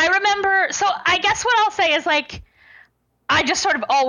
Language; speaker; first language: English; native; English